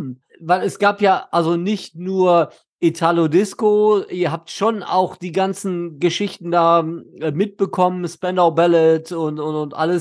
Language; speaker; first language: German; native; German